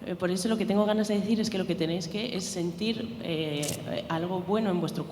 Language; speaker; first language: Spanish; native; Spanish